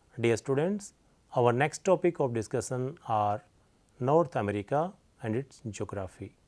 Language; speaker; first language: English; non-native, local second language; Hindi